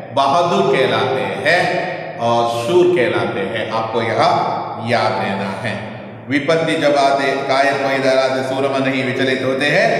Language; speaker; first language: Hindi; non-native, local second language; Kannada